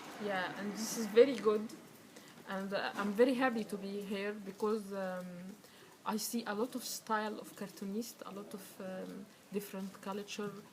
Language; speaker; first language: English; non-native, learner; Arabic